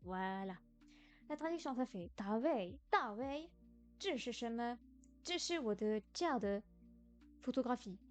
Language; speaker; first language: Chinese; non-native, learner; French